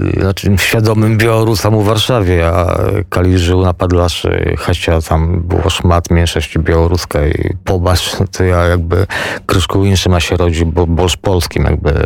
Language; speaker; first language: Polish; non-native, local second language; Belarusian